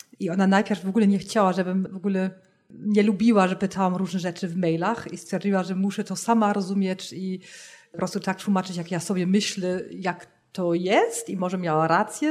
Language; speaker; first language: Polish; non-native, fluent; German